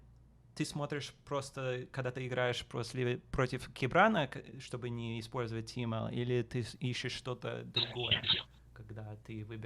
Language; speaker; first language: Russian; early bilingual, heritage; Russian